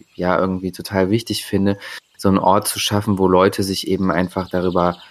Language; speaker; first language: German; native; German